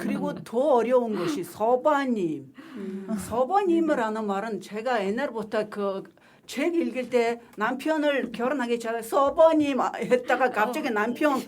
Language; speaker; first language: Korean; non-native, fluent; Mongolian